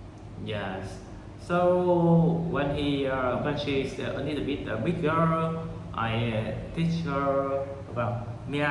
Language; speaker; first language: English; non-native, learner; Vietnamese